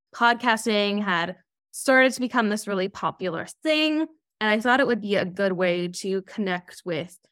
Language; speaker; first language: English; native; English